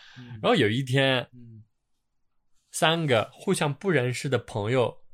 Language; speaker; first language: Chinese; non-native, fluent; Ukrainian